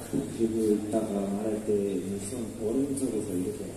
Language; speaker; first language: Korean; non-native, learner; Indonesian